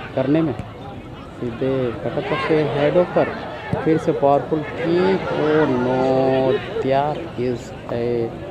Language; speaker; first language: Hindi; native; Hindi